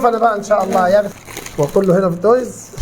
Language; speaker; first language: Arabic; native; Arabic